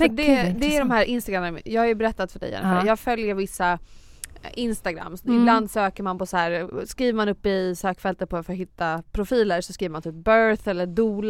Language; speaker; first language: Swedish; native; Swedish